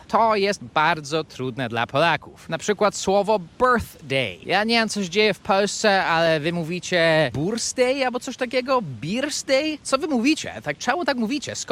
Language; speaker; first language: Polish; non-native, fluent; English